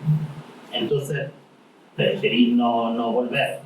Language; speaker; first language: Spanish; non-native, fluent; Arabic